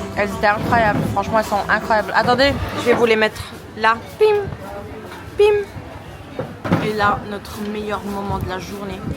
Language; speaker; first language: French; early bilingual, other home language; Arabic